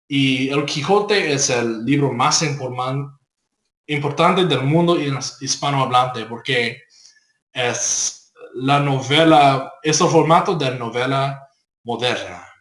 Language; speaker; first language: Spanish; non-native, learner; English